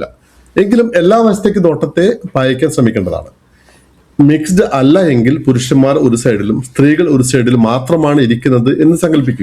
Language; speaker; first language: Malayalam; native; Malayalam